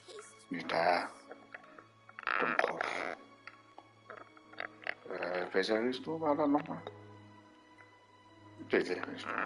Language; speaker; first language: German; non-native, learner; Vietnamese